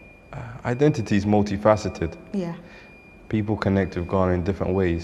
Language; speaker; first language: English; native; English